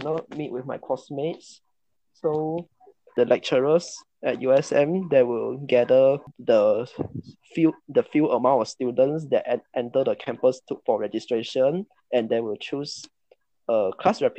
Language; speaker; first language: English; non-native, local second language; Chinese